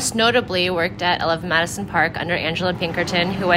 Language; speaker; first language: English; native; English